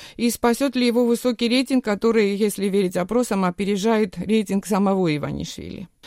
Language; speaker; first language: Russian; non-native, local second language; Georgian